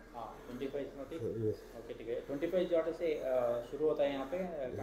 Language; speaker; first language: Hindi; non-native, local second language; Telugu